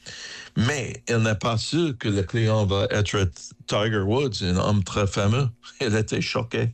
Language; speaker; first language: French; non-native, learner; English